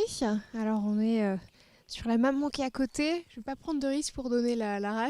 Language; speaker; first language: French; native; French